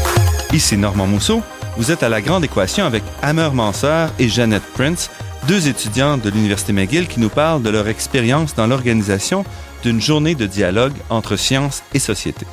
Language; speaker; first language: French; native; French